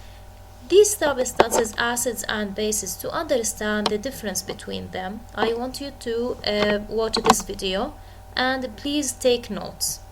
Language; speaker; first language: English; non-native, fluent; Arabic